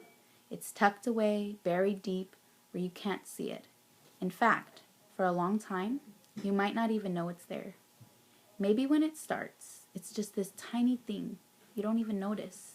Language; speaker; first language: English; native; English